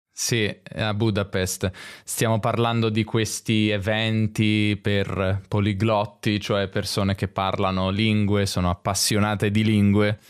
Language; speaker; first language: Italian; native; Italian